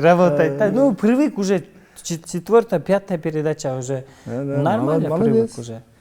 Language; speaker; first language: Russian; non-native, local second language; Kyrgyz